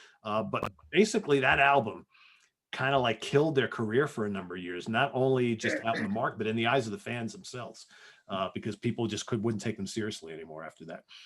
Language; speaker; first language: English; native; English